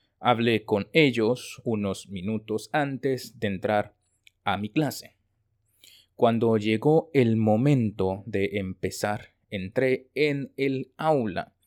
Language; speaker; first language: Spanish; non-native, fluent; Chinese